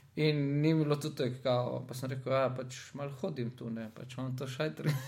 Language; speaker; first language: Slovenian; native; Slovenian